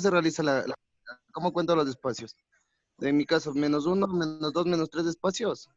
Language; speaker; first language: Spanish; native; Spanish